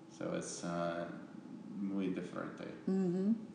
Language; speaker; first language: Spanish; non-native, learner; English